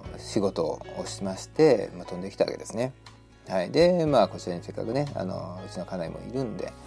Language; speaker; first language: Japanese; native; Japanese